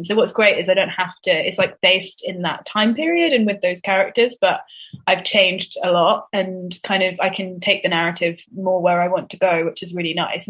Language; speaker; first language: English; native; English